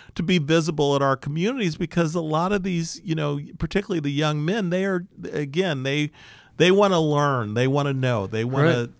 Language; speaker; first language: English; native; English